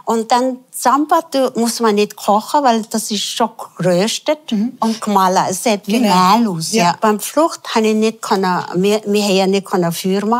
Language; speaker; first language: German; non-native, fluent; Tibetan